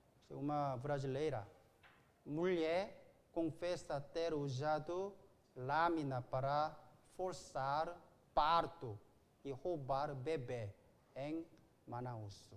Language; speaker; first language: Portuguese; non-native, learner; Korean